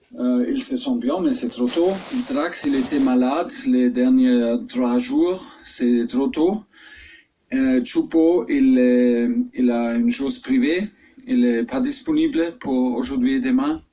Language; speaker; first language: French; non-native, fluent; German